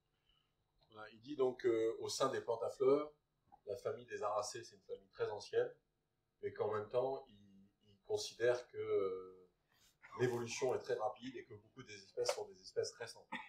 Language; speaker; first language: French; native; French